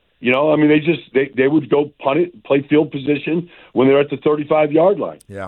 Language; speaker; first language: English; native; English